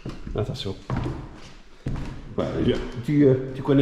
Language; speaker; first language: French; non-native, learner; Dutch